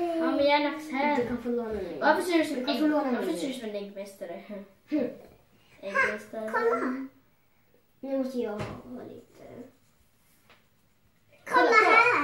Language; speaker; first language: Swedish; early bilingual, other home language; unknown